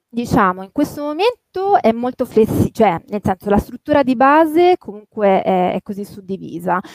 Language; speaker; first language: Italian; native; Italian